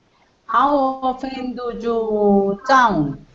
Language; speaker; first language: English; non-native, learner; Spanish